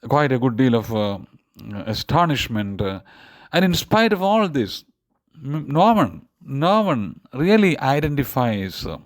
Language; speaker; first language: English; non-native, local second language; Malayalam